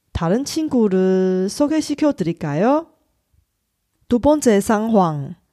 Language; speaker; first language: Korean; non-native, fluent; Chinese